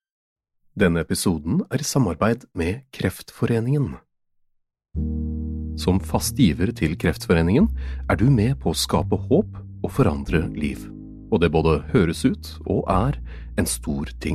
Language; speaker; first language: Norwegian; native; Norwegian